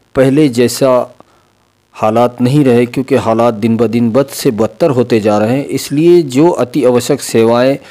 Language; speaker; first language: Hindi; non-native, local second language; Urdu